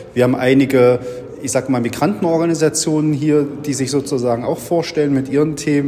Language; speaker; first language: German; native; German